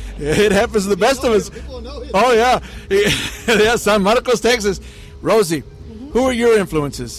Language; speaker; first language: English; early bilingual, other home language; Spanish